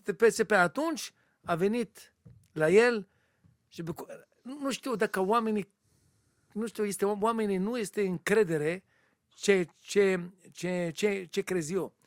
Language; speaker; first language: Romanian; non-native, learner; Hebrew